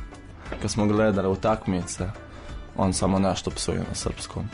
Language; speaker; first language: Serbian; non-native, fluent; Arabic